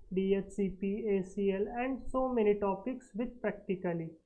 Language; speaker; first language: English; non-native, local second language; Marathi